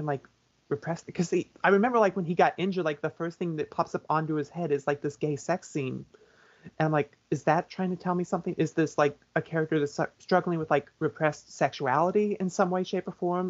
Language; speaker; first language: English; native; English